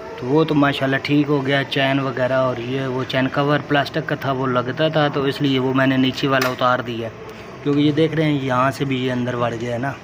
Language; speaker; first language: Urdu; non-native, local second language; Punjabi